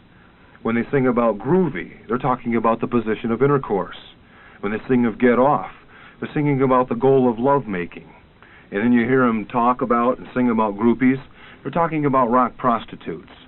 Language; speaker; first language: English; native; English